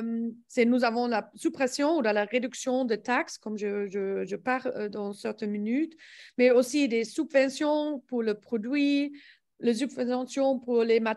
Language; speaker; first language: French; non-native, learner; English